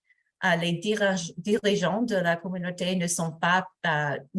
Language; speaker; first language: French; non-native, fluent; English